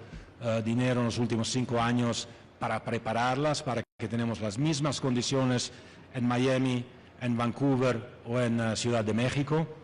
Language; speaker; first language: Spanish; non-native, fluent; Italian